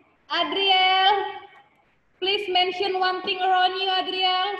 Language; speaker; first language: English; non-native, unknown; Indonesian